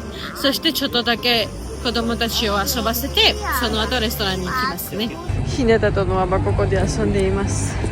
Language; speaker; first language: Japanese; non-native, fluent; Georgian